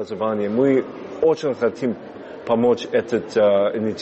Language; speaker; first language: Russian; non-native, learner; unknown